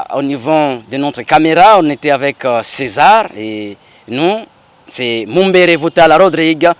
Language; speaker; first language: French; non-native, local second language; Swahili